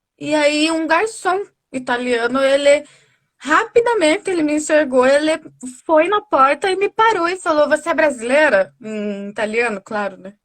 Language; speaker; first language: Portuguese; native; Portuguese